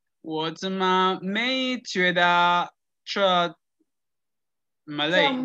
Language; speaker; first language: Chinese; non-native, learner; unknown